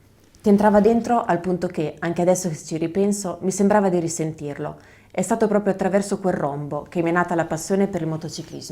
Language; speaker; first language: Italian; native; Italian